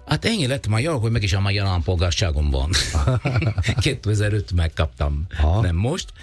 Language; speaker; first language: Hungarian; non-native, fluent; Italian